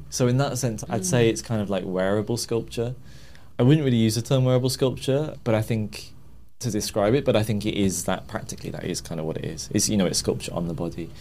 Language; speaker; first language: English; native; English